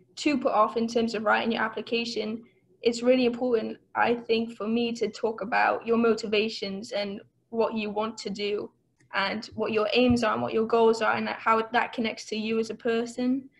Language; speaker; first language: English; native; English